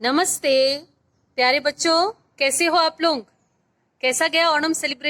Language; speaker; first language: Hindi; non-native, fluent; Malayalam